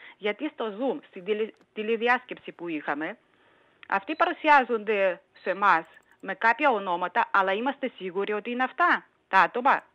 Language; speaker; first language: Greek; non-native, fluent; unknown